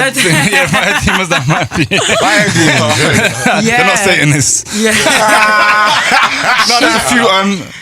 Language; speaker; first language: English; native; English